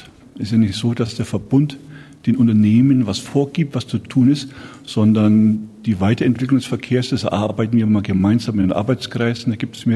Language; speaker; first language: German; native; German